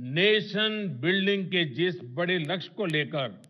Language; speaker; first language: Hindi; non-native, local second language; Gujarati